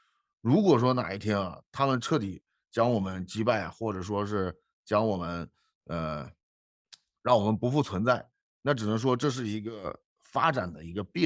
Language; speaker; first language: Chinese; native; Chinese